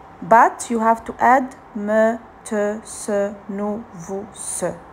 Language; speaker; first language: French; non-native, fluent; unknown